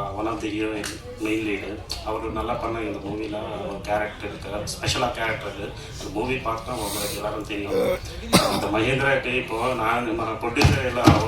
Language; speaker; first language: Tamil; non-native, learner; Telugu